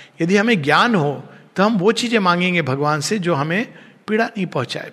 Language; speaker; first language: Hindi; native; Hindi